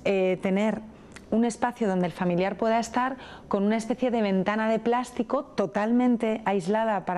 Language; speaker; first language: Spanish; native; Spanish